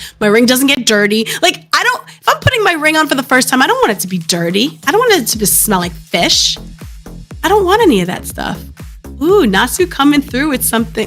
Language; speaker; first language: English; native; English